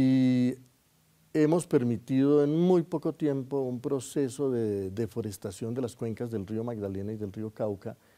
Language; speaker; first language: Spanish; native; Spanish